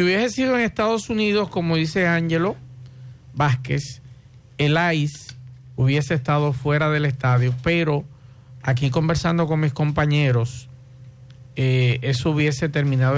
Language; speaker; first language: Spanish; native; Spanish